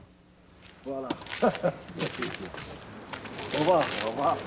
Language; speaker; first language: French; non-native, learner; English